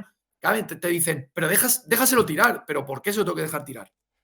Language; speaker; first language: Spanish; native; Spanish